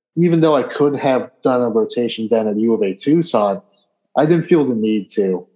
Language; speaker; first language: English; native; English